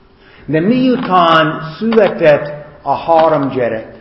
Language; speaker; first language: Hungarian; non-native, fluent; English